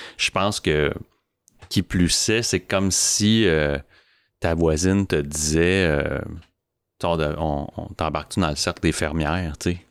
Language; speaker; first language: French; native; French